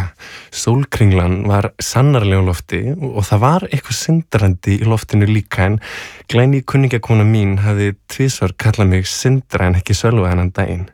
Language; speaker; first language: Icelandic; native; Icelandic